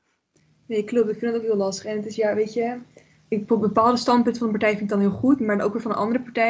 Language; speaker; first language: Dutch; native; Dutch